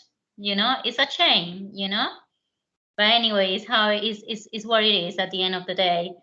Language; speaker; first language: English; non-native, learner; Spanish